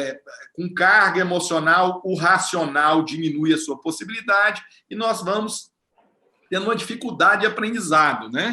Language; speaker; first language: Portuguese; native; Portuguese